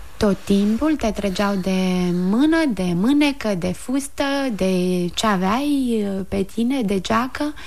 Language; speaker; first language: Romanian; native; Romanian